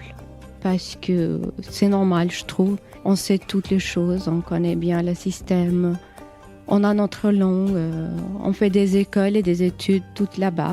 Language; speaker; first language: French; non-native, learner; Albanian